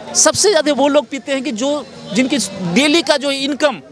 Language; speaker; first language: Hindi; native; Hindi